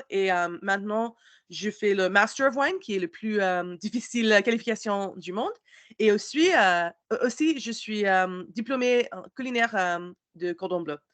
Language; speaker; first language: French; non-native, learner; English